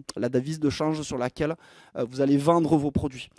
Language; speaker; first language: French; native; French